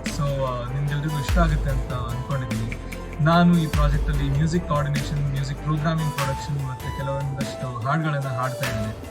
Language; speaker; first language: Kannada; native; Kannada